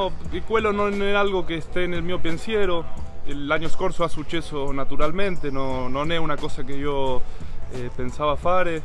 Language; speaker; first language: Italian; non-native, fluent; Spanish